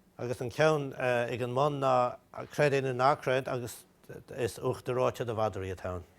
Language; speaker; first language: Irish; native; Irish